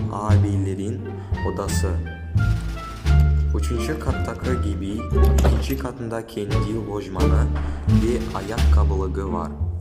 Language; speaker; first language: Turkish; non-native, learner; Kazakh